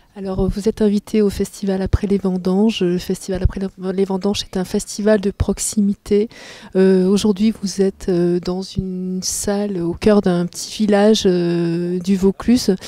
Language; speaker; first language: French; native; French